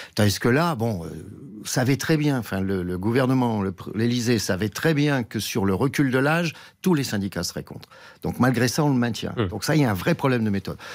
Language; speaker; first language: French; native; French